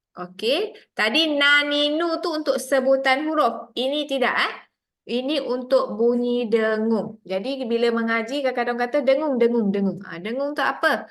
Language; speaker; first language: Malay; native; Malay